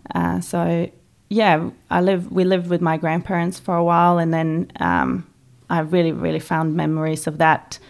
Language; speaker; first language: English; non-native, fluent; Norwegian